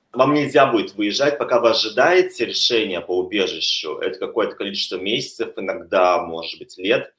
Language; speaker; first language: Russian; native; Russian